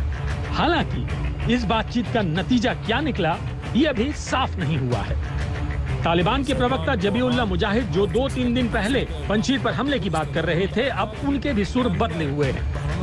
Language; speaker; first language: Hindi; native; Hindi